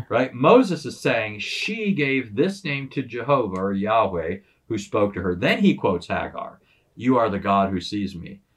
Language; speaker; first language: English; native; English